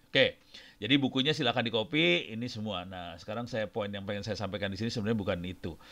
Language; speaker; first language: Indonesian; native; Indonesian